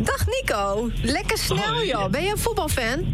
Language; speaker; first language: Dutch; native; Dutch